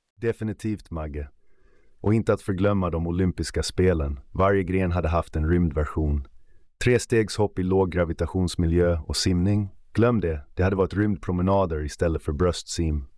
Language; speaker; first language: Swedish; native; Swedish